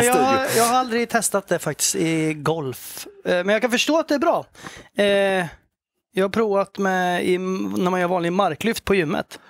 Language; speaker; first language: Swedish; native; Swedish